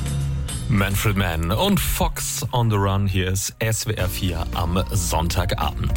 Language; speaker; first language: German; native; German